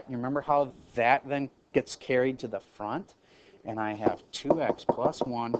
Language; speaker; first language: English; native; English